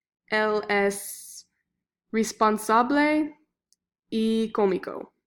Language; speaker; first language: Spanish; non-native, learner; English